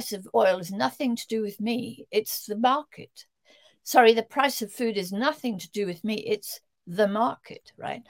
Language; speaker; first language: English; native; English